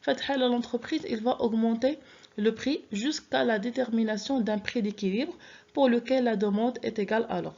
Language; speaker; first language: French; non-native, local second language; Arabic